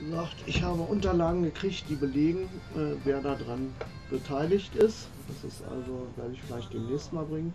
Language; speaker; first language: German; native; German